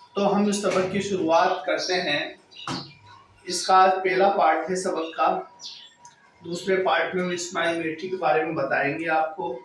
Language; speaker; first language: Urdu; native; Urdu